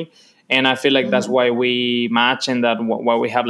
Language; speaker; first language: English; non-native, fluent; Spanish